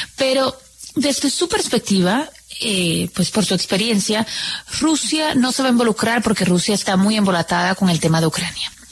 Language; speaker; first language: Spanish; native; Spanish